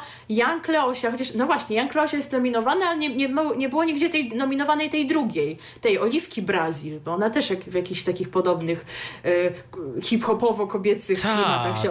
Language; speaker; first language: Polish; native; Polish